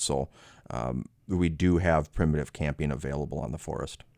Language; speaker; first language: English; native; English